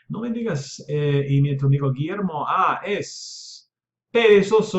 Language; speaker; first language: Spanish; non-native, fluent; English